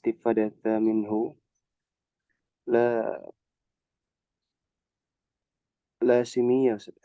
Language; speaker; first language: Arabic; non-native, learner; Indonesian